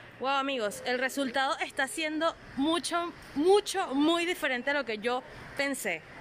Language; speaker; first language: Spanish; native; Spanish